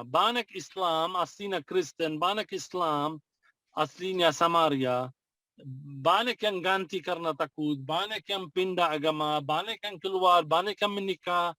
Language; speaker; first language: Indonesian; non-native, fluent; Arabic